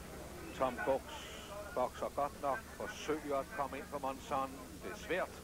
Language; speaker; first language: Danish; native; Danish